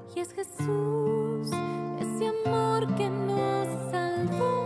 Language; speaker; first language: Spanish; native; Spanish